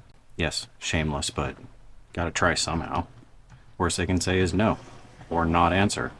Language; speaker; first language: English; native; English